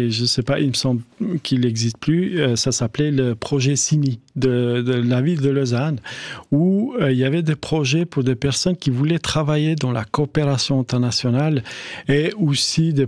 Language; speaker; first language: French; non-native, fluent; Albanian